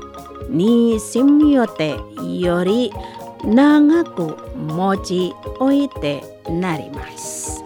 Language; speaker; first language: Japanese; non-native, learner; Indonesian